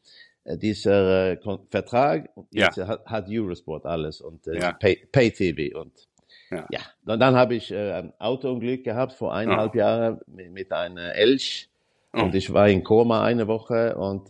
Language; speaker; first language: German; non-native, learner; Swedish